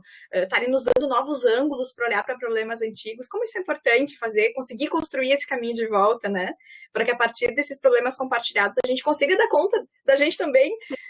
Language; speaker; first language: Portuguese; native; Portuguese